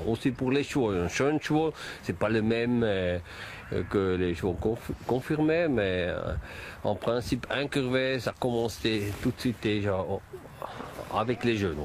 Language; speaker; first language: French; non-native, local second language; German